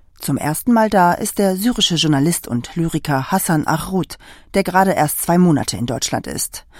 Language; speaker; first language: German; native; German